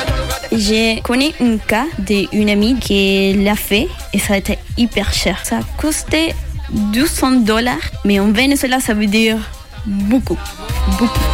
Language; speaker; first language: French; non-native, learner; Spanish